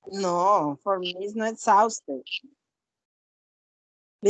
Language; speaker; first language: English; non-native, learner; Spanish